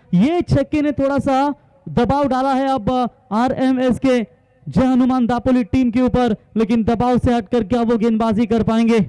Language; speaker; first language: Hindi; non-native, local second language; Marathi